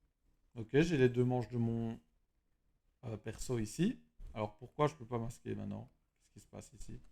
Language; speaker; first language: French; native; French